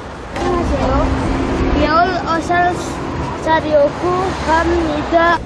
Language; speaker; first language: Korean; non-native, learner; Indonesian